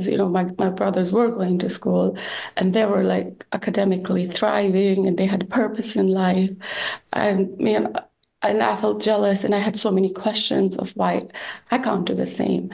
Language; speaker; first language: English; non-native, fluent; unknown